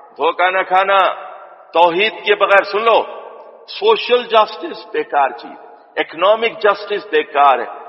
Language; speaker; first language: Urdu; native; Urdu